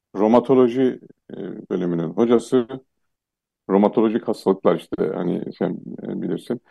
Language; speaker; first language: Turkish; non-native, local second language; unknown